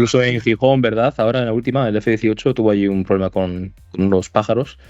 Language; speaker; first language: Spanish; native; Spanish